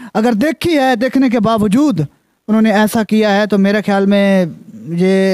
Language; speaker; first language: Urdu; non-native, local second language; Punjabi